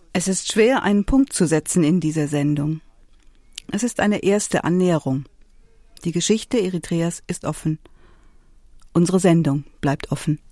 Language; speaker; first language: German; native; German